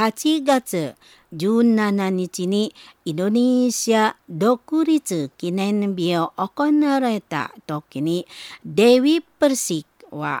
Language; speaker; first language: Japanese; non-native, learner; Indonesian